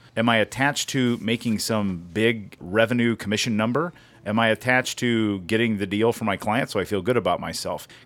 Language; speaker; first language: English; native; English